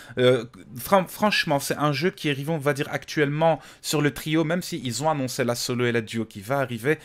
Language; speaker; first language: French; native; French